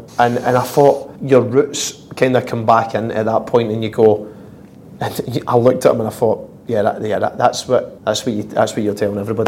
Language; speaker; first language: English; native; English